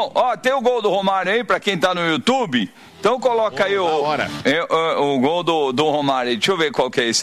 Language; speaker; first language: Portuguese; native; Portuguese